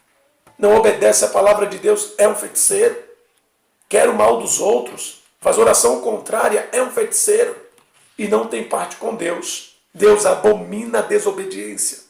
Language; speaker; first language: Portuguese; native; Portuguese